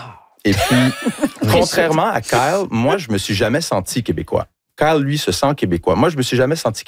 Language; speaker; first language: French; early bilingual, heritage; French